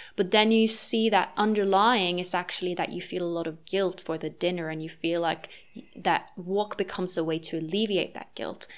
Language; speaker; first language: English; non-native, fluent; Norwegian